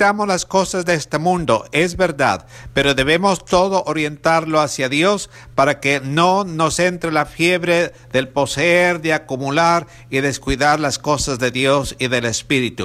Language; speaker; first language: Spanish; native; Spanish